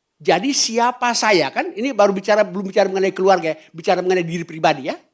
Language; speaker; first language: Indonesian; native; Indonesian